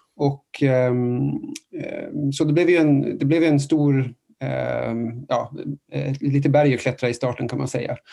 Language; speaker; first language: Swedish; non-native, fluent; Norwegian